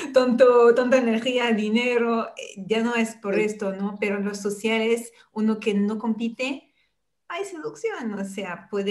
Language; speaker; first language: Spanish; non-native, fluent; French